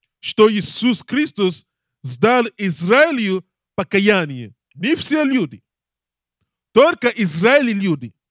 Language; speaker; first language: Russian; non-native, learner; English